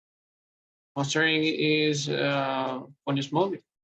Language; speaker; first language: English; non-native, learner; Spanish